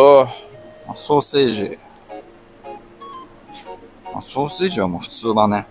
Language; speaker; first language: Japanese; native; Japanese